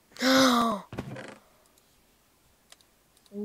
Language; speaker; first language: French; native; French